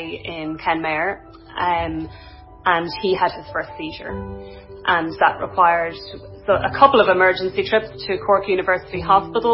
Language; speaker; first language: English; native; English